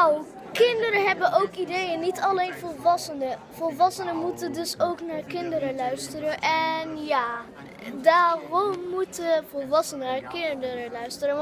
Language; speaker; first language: Dutch; early bilingual, other home language; Arabic